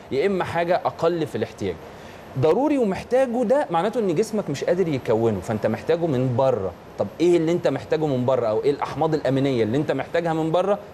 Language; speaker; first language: Egyptian Arabic; native; Egyptian Arabic